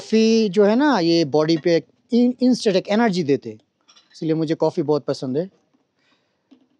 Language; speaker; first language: Hindi; non-native, fluent; Bangla